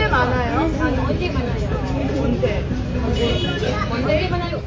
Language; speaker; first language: Korean; non-native, learner; Indonesian